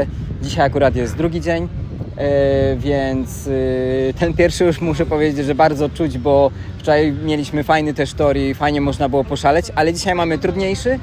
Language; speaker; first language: Polish; native; Polish